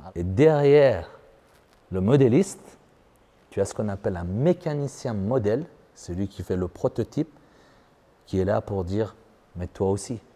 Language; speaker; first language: French; non-native, fluent; Persian